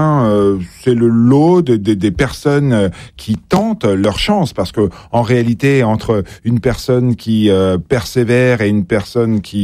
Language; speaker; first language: French; native; French